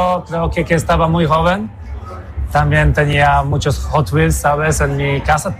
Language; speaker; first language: Spanish; non-native, fluent; Polish